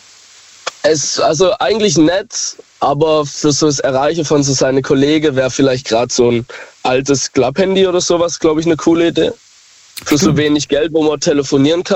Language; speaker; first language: German; native; German